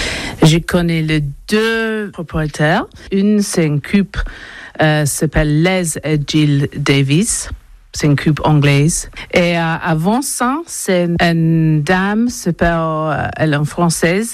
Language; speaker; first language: French; non-native, learner; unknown